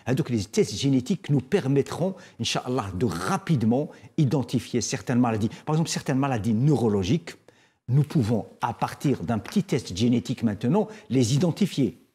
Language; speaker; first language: French; non-native, local second language; Arabic